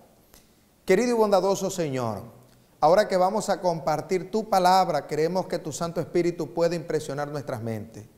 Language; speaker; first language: Spanish; native; Spanish